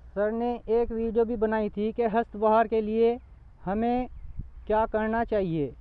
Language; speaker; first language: Hindi; native; Hindi